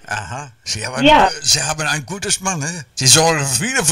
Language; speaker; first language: German; non-native, learner; Dutch